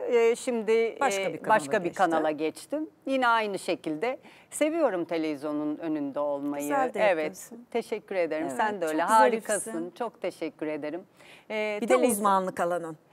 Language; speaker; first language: Turkish; native; Turkish